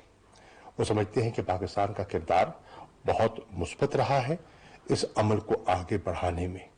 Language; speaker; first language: Urdu; native; Urdu